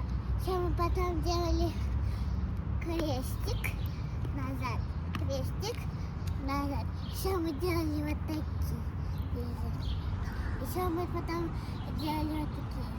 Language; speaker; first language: Russian; early bilingual, other home language; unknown